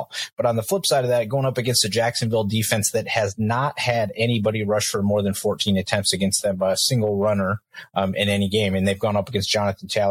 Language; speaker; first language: English; native; English